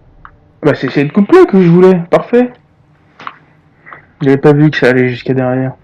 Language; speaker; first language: French; native; French